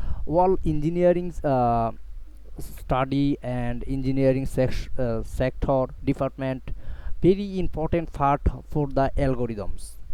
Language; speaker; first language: English; non-native, local second language; Bangla